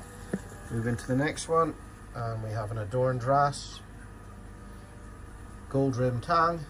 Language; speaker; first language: English; native; English